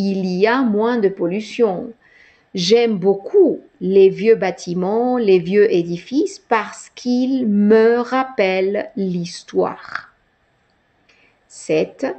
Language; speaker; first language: French; non-native, fluent; Spanish